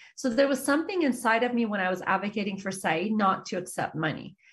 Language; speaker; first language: English; early bilingual, other home language; Persian